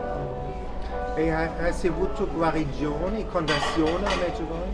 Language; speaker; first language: Italian; non-native, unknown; German